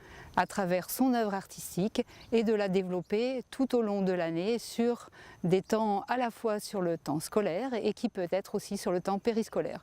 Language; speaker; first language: French; native; French